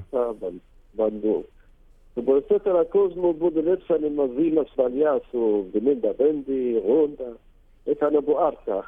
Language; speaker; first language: Greek; non-native, learner; Arabic